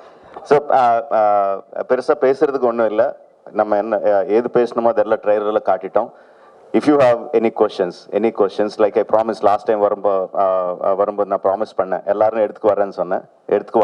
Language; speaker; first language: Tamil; non-native, local second language; Telugu